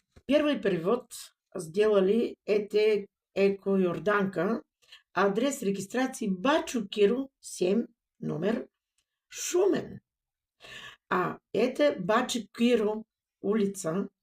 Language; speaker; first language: Russian; non-native, learner; Bulgarian